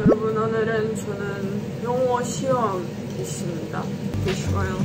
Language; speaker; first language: Korean; non-native, fluent; Estonian